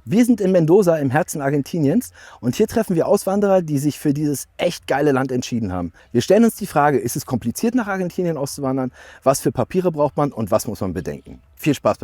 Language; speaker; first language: German; native; German